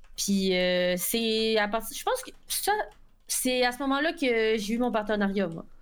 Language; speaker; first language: French; native; French